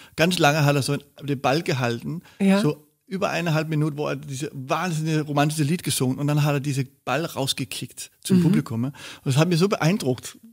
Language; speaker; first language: German; non-native, fluent; Danish